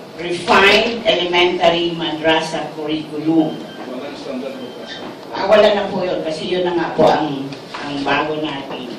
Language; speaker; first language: Filipino; non-native, local second language; Waray